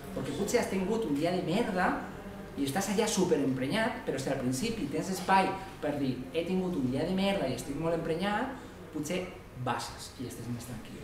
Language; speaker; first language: Catalan; non-native, local second language; Spanish